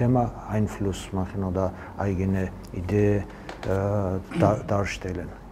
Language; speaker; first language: German; non-native, learner; Georgian